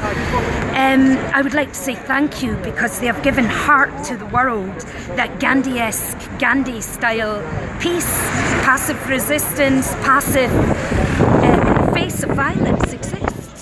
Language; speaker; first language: English; native; English